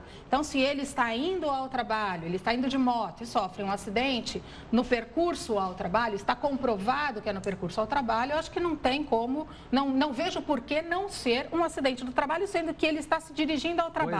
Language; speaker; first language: Portuguese; native; Portuguese